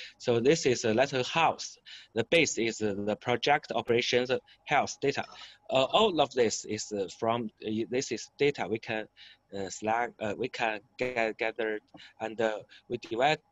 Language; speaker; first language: English; non-native, learner; Chinese